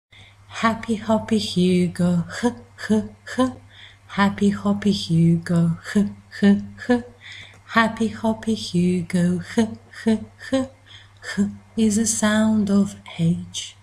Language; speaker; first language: English; native; English